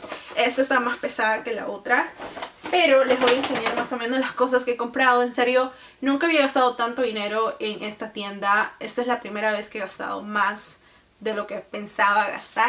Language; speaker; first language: Spanish; native; Spanish